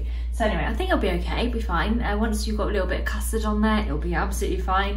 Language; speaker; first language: English; native; English